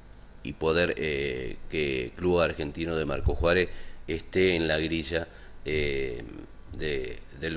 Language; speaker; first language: Spanish; native; Spanish